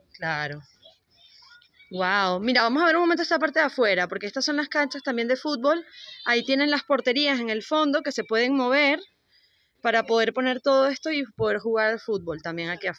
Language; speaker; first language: Spanish; native; Spanish